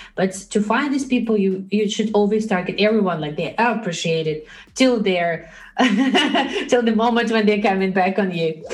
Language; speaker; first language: English; non-native, fluent; Russian